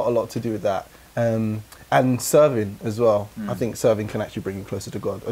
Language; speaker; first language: English; native; English